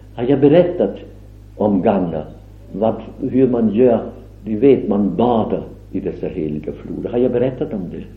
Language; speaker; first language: Swedish; non-native, fluent; German